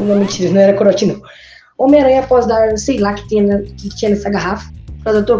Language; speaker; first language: Portuguese; native; Portuguese